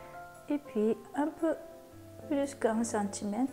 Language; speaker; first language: French; non-native, fluent; Japanese